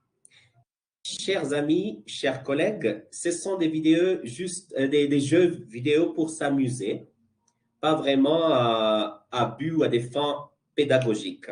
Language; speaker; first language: French; non-native, fluent; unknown